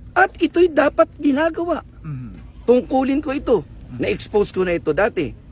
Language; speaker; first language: Filipino; native; Filipino